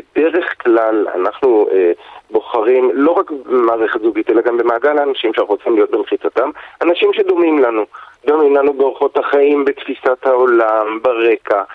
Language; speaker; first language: Hebrew; native; Hebrew